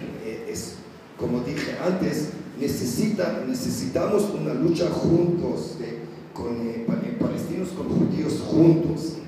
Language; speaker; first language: Spanish; non-native, learner; Hebrew